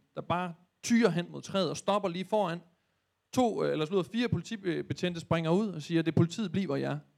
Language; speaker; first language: Danish; native; Danish